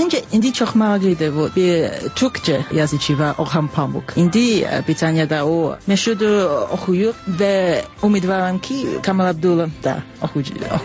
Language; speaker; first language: Azerbaijani; non-native, learner; English